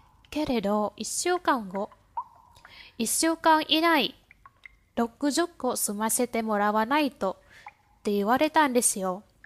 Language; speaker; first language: Japanese; non-native, fluent; Vietnamese